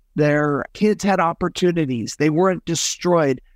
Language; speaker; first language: English; native; English